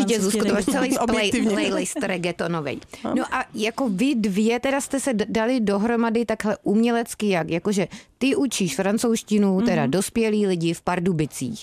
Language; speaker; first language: Czech; native; Czech